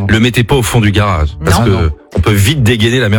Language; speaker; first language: French; native; French